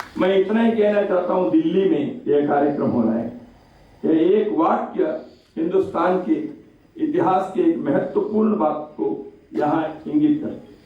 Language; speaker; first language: Hindi; non-native, local second language; Kannada